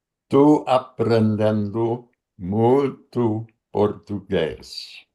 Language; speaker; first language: Portuguese; non-native, learner; English